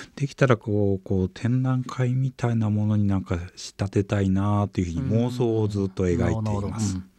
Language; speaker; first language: Japanese; native; Japanese